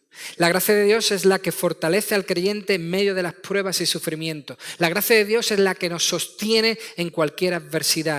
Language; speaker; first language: Spanish; native; Spanish